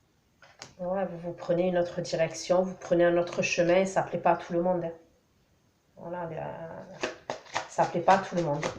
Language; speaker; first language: French; native; French